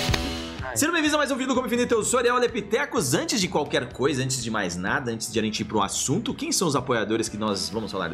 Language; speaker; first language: Portuguese; native; Portuguese